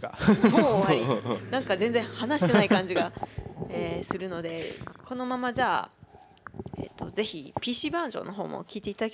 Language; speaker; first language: Japanese; native; Japanese